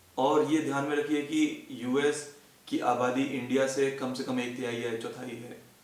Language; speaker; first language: Hindi; native; Hindi